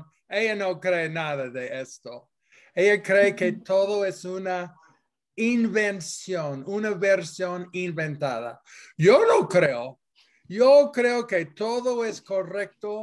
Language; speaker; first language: Spanish; non-native, fluent; English